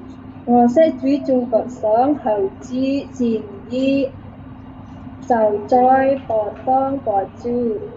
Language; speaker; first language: Cantonese; non-native, learner; Indonesian